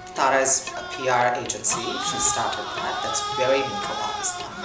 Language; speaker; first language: English; non-native, local second language; Urdu